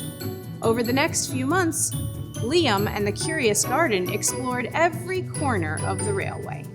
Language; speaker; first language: English; native; English